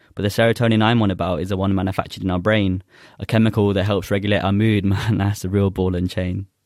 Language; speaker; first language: English; non-native, local second language; Urdu